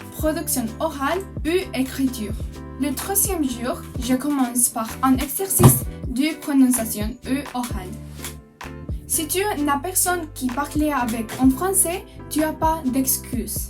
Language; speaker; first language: French; non-native, learner; Spanish